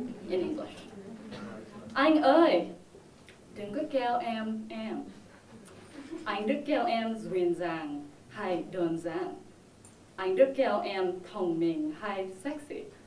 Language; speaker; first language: Vietnamese; non-native, learner; English